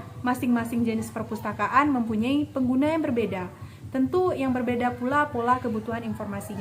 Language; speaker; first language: Indonesian; native; Indonesian